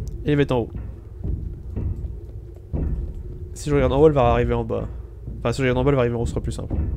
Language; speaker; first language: French; native; French